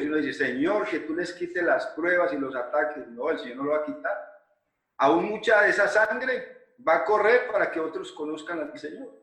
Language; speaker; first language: Spanish; native; Spanish